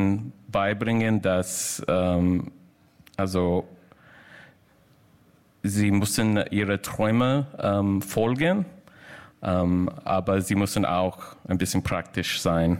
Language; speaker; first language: German; non-native, learner; English